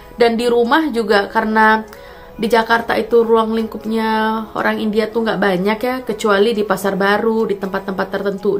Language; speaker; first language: Indonesian; native; Indonesian